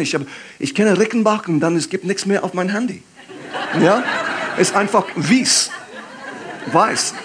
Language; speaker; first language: German; non-native, fluent; English